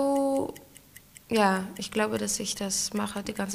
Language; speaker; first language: German; early bilingual, other home language; Greek